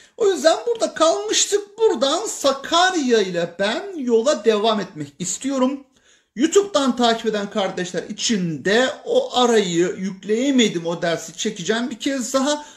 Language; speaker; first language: Turkish; native; Turkish